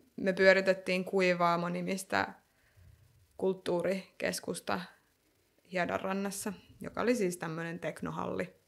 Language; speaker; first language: Finnish; native; Finnish